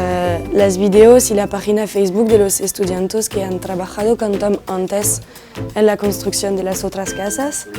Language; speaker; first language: Spanish; non-native, learner; French